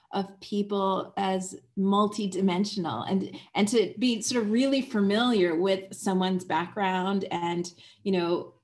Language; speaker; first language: English; native; English